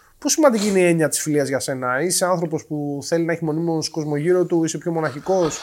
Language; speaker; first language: Greek; native; Greek